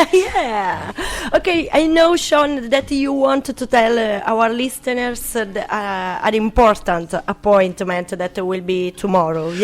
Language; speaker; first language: English; non-native, learner; Italian